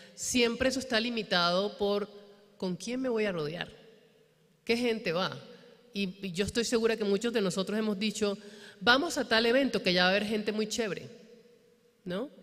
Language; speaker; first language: Spanish; native; Spanish